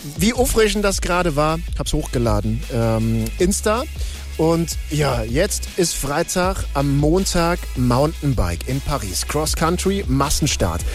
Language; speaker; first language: German; native; German